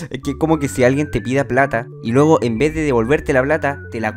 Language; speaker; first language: Spanish; native; Spanish